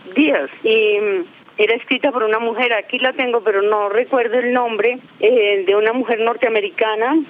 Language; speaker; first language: Spanish; native; Spanish